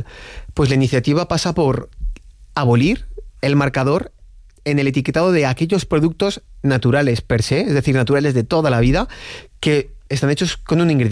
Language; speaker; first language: Spanish; native; Spanish